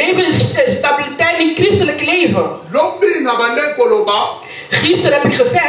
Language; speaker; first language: Dutch; non-native, learner; Lingala